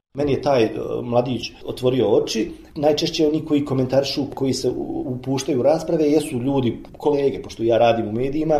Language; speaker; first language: Bosnian; native; Bosnian